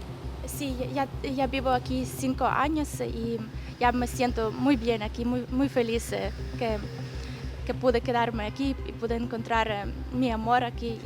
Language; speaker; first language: Spanish; non-native, fluent; Ukrainian